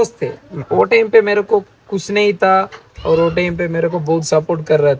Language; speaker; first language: Hindi; non-native, fluent; Malayalam